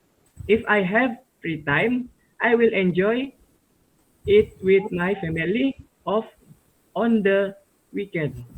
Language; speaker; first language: English; non-native, local second language; Malay